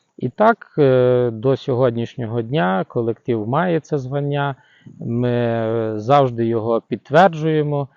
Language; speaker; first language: Ukrainian; native; Ukrainian